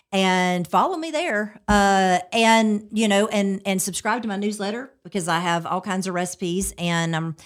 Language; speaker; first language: English; native; English